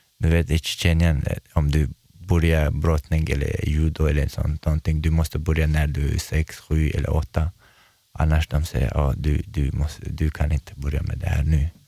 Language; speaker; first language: Swedish; non-native, fluent; Chechen